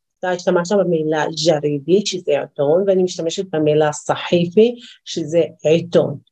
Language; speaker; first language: Hebrew; non-native, local second language; Arabic